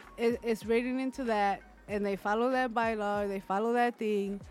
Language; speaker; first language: English; native; English